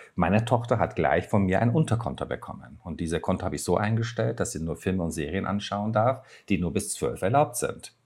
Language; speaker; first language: German; non-native, fluent; Turkish